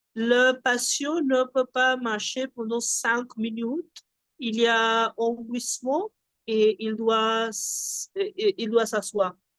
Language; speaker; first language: French; non-native, fluent; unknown